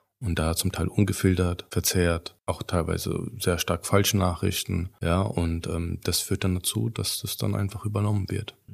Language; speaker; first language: German; early bilingual, other home language; Turkish